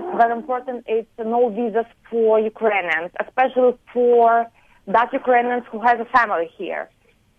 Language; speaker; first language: English; non-native, fluent; Ukrainian